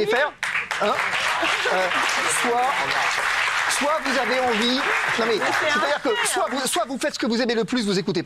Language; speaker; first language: French; native; French